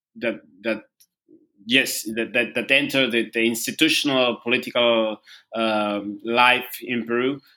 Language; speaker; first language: English; non-native, fluent; Spanish